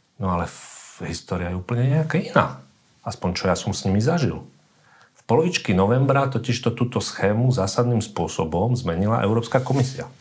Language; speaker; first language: Slovak; native; Slovak